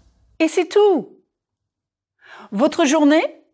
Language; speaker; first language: French; non-native, fluent; English